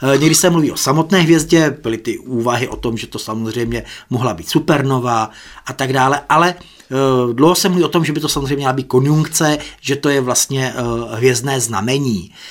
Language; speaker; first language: Czech; native; Czech